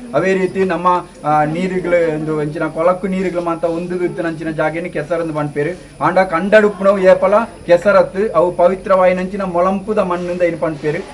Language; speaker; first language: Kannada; non-native, local second language; Tulu